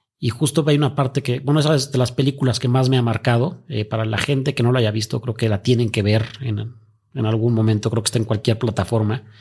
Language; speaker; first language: Spanish; native; Spanish